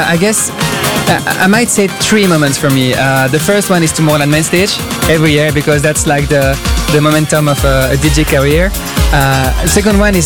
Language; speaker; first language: English; non-native, fluent; French